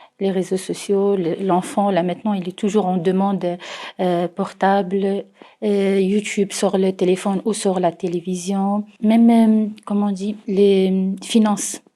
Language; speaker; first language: French; non-native, fluent; Arabic